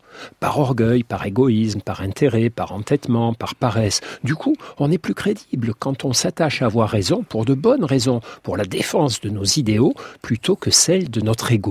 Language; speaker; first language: French; native; French